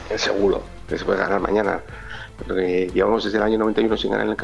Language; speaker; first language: Spanish; native; Spanish